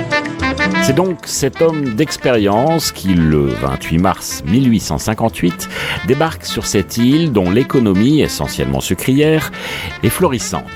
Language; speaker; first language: French; native; French